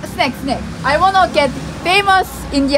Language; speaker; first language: English; non-native, learner; Korean